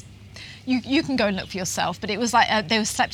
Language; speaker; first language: English; native; English